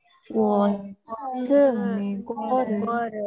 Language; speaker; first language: Chinese; non-native, learner; Indonesian